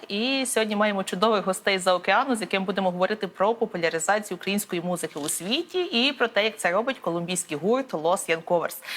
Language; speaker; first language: Ukrainian; native; Ukrainian